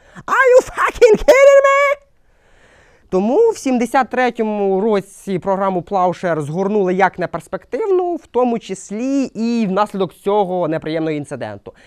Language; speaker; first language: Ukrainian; non-native, local second language; Russian